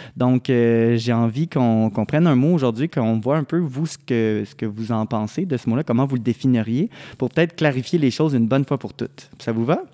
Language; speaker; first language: French; native; French